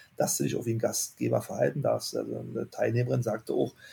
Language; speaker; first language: German; native; German